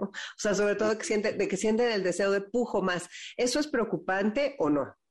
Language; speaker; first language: Spanish; native; Spanish